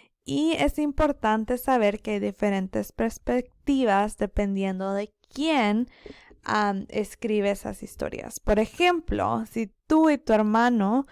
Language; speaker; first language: Spanish; early bilingual, other home language; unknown